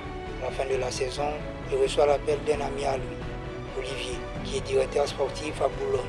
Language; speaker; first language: French; native; French